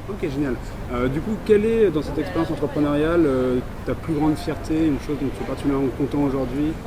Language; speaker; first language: French; native; French